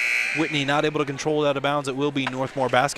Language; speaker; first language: English; native; English